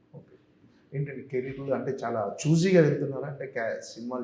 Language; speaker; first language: Telugu; native; Telugu